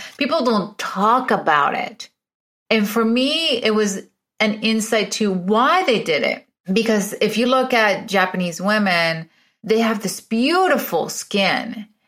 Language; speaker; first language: English; early bilingual, other home language; Spanish